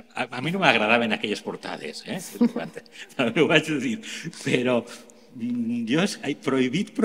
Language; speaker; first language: Catalan; native; Catalan